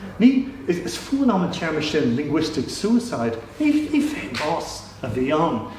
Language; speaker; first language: Irish; non-native, local second language; English